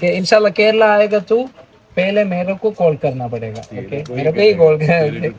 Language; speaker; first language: Hindi; non-native, fluent; Malayalam